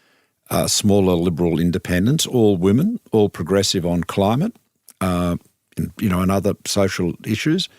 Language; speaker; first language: English; native; English